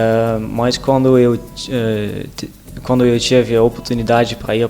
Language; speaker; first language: Portuguese; non-native, learner; Dutch